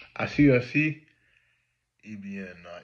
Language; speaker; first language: Spanish; non-native, learner; English